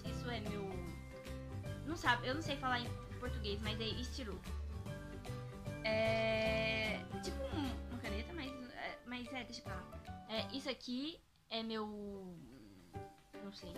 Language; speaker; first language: Portuguese; early bilingual, heritage; Portuguese